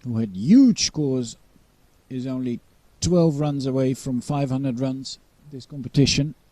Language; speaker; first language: English; non-native, fluent; Dutch